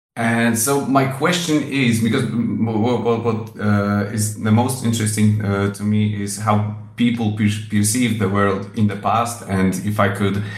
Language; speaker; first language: English; non-native, fluent; Polish